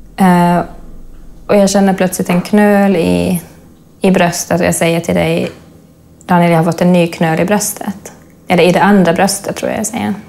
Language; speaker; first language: Swedish; native; Swedish